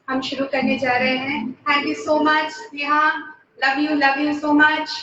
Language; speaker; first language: Hindi; non-native, local second language; Bangla